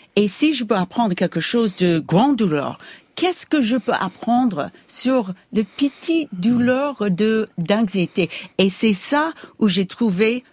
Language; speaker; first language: French; non-native, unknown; English